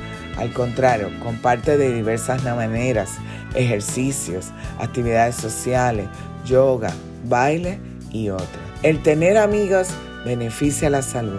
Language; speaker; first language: Spanish; native; Spanish